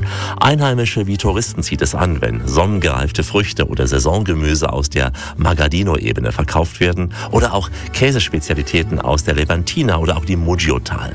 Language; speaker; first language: German; native; German